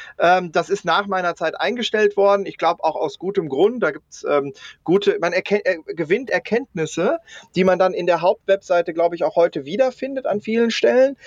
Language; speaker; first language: German; native; German